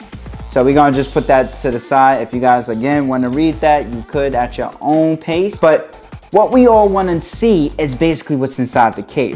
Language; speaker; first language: English; native; English